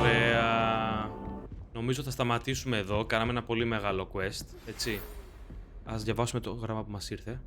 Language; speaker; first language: Greek; native; Greek